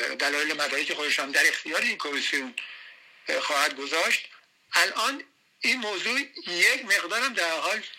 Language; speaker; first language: Persian; native; Persian